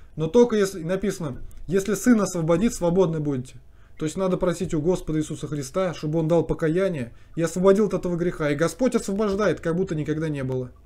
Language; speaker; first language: Russian; native; Russian